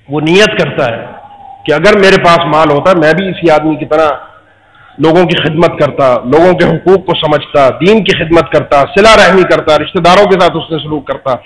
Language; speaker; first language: Urdu; native; Urdu